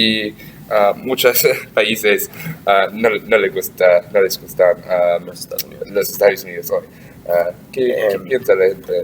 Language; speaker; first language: Spanish; non-native, learner; English